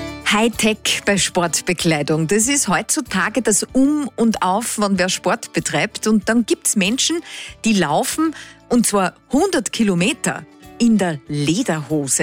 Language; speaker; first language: German; native; German